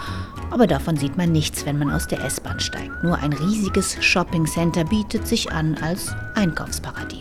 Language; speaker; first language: German; native; German